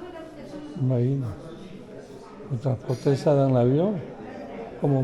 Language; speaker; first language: French; non-native, learner; Spanish